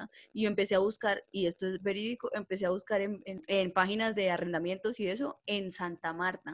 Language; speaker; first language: Spanish; native; Spanish